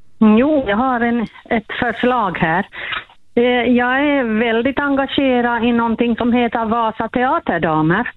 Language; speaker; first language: Swedish; native; Swedish